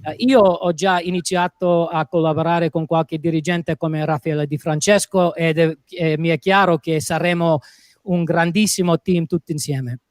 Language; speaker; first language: Italian; non-native, fluent; English